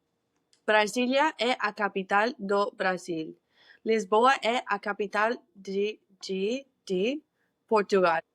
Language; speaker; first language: Portuguese; non-native, learner; English